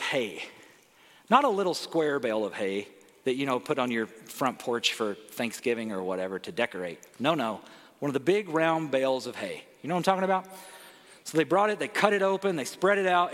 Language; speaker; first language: English; native; English